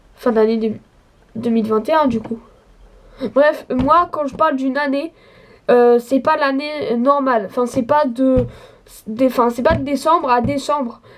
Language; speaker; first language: French; native; French